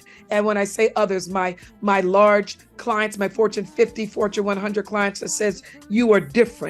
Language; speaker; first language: English; native; English